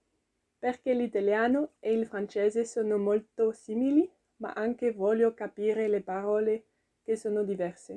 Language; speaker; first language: Italian; non-native, learner; French